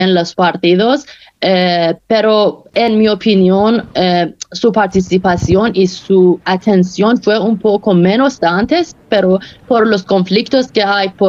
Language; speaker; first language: Spanish; non-native, fluent; Persian